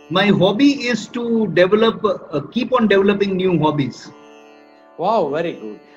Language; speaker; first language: Hindi; non-native, local second language; Gujarati